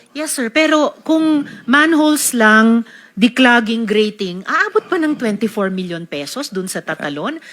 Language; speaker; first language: Filipino; native; Filipino